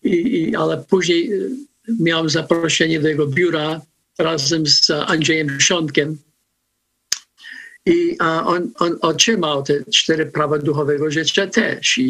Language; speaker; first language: Polish; early bilingual, heritage; Polish